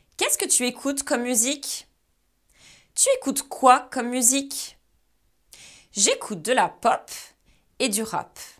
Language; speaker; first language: French; native; French